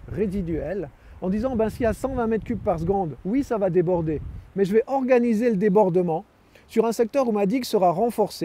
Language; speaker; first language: French; native; French